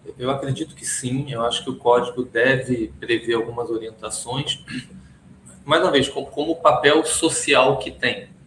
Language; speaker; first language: Portuguese; early bilingual, other home language; Hebrew